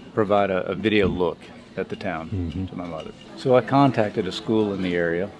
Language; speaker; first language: English; native; English